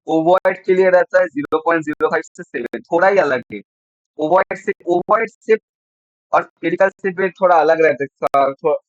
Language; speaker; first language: Hindi; non-native, local second language; Bangla